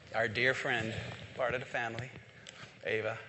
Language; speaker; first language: English; non-native, local second language; Filipino